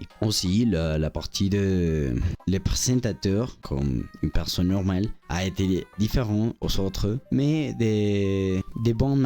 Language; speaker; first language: French; non-native, learner; Spanish